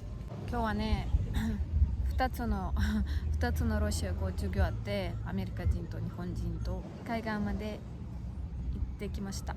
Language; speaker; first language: Japanese; non-native, learner; Russian